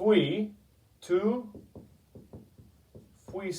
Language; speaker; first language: Spanish; non-native, fluent; English